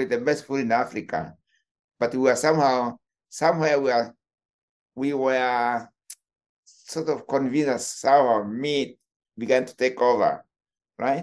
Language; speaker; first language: English; non-native, local second language; Kikuyu